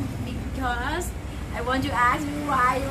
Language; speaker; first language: English; non-native, learner; Thai